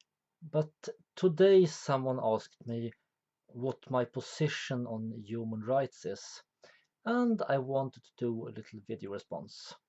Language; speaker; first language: English; non-native, fluent; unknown